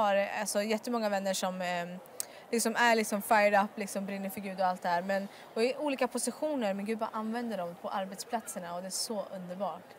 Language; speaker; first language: Swedish; native; Swedish